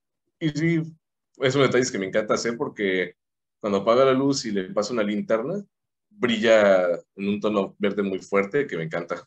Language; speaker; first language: Spanish; native; Spanish